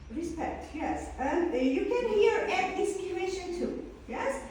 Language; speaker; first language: English; non-native, fluent; Armenian